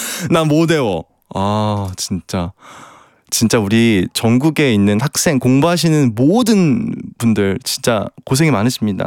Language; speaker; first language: Korean; native; Korean